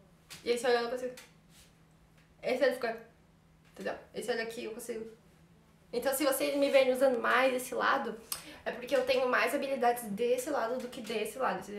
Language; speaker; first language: Portuguese; native; Portuguese